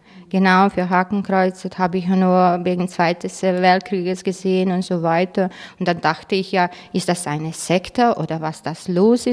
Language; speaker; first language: German; non-native, fluent; Croatian